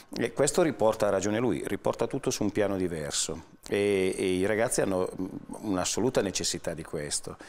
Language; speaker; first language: Italian; native; Italian